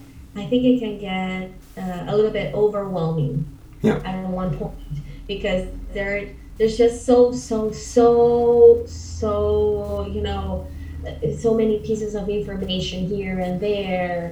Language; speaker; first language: English; non-native, fluent; Spanish